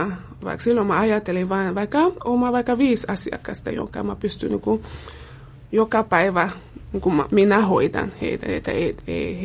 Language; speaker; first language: Finnish; non-native, fluent; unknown